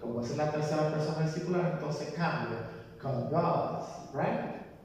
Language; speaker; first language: Spanish; native; Spanish